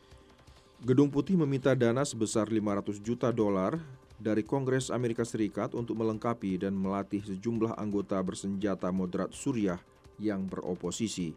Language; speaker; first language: Indonesian; native; Indonesian